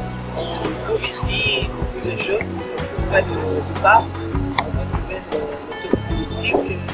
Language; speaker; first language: French; non-native, learner; Spanish